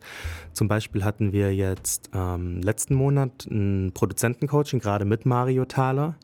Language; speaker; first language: German; native; German